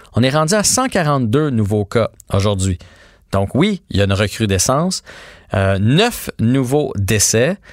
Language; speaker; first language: French; native; French